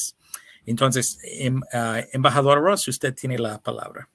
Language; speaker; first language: Spanish; non-native, fluent; English